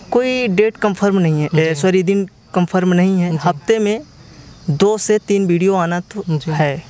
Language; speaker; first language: Hindi; native; Hindi